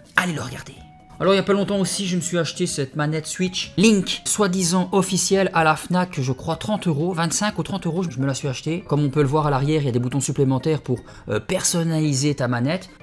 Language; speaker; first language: French; native; French